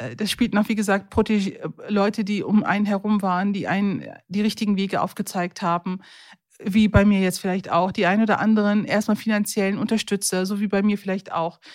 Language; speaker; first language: German; early bilingual, other home language; Turkish